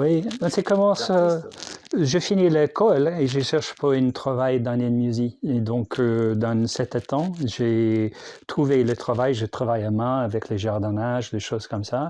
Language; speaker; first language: French; non-native, learner; English